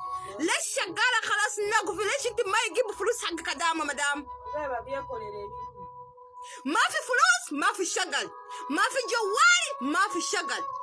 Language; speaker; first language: Arabic; non-native, learner; Amharic